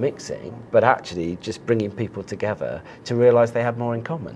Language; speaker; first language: English; native; English